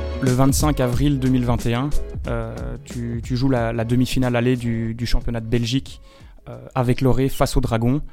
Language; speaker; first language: French; native; French